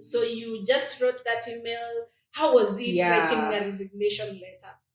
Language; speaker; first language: English; native; English